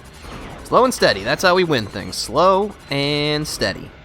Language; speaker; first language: English; native; English